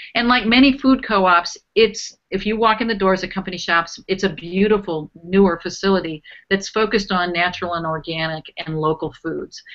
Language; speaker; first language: English; native; English